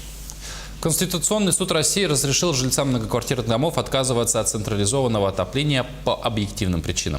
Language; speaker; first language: Russian; native; Russian